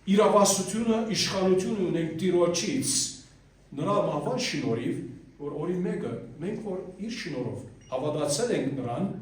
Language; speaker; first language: Armenian; early bilingual, heritage; Armenian